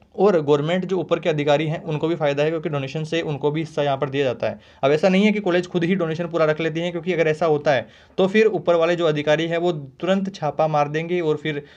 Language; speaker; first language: Hindi; native; Hindi